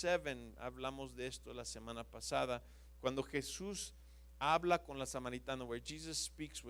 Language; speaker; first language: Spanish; non-native, fluent; English